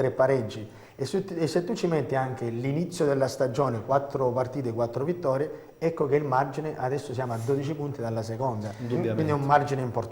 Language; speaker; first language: Italian; native; Italian